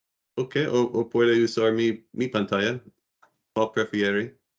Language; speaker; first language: Spanish; non-native, learner; English